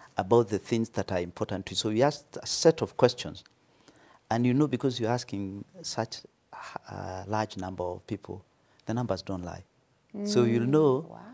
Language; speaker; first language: English; non-native, local second language; Kikuyu